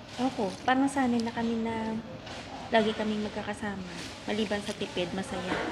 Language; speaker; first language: Filipino; native; Filipino